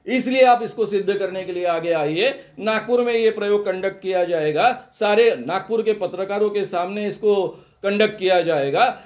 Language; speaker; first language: Hindi; non-native, local second language; Marathi